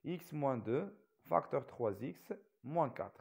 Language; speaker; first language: French; non-native, local second language; Arabic